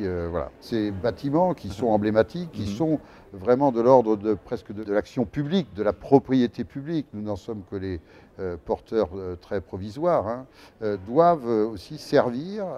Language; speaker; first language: French; native; French